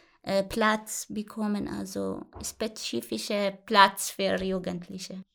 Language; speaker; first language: German; non-native, learner; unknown